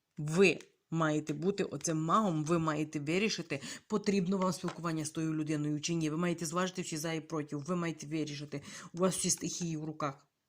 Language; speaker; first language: Ukrainian; native; Ukrainian